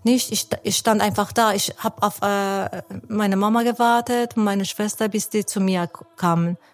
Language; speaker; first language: German; non-native, fluent; Persian